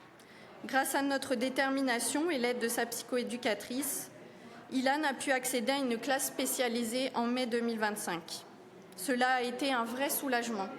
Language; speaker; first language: French; native; French